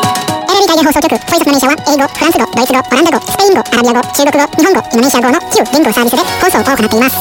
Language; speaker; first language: Japanese; non-native, fluent; Indonesian